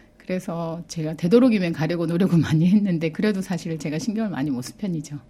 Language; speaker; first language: Korean; native; Korean